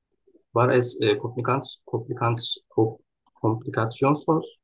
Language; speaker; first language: German; non-native, learner; Turkish